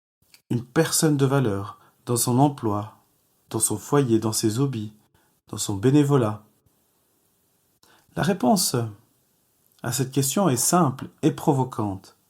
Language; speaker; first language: French; native; French